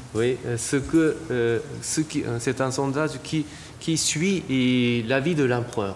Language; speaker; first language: French; non-native, fluent; Japanese